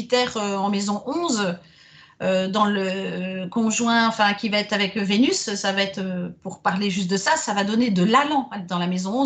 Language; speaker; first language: French; native; French